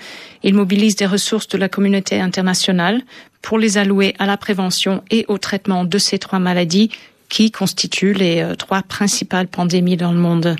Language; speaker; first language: French; native; French